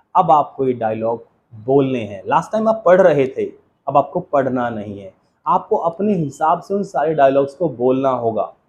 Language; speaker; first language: Hindi; native; Hindi